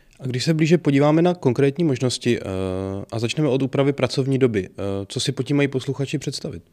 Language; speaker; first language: Czech; native; Czech